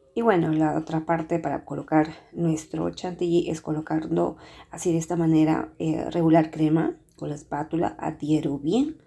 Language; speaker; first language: Spanish; native; Spanish